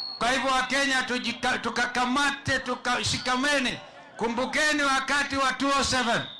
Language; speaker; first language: Swahili; non-native, local second language; Kamba